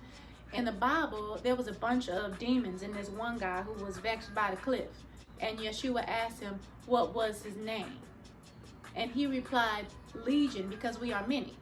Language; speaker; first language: English; native; English